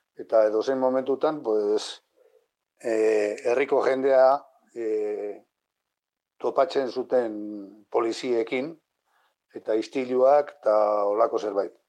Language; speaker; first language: Basque; non-native, local second language; Spanish